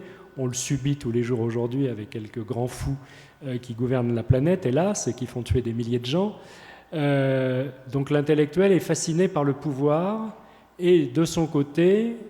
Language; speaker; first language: French; native; French